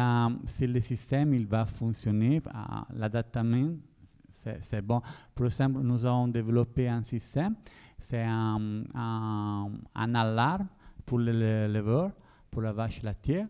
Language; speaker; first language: French; non-native, learner; Italian